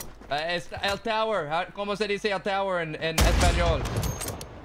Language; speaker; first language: Spanish; non-native, learner; English